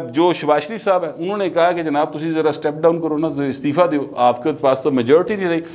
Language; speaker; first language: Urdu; non-native, local second language; Punjabi